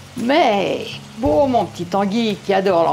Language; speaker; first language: French; native; French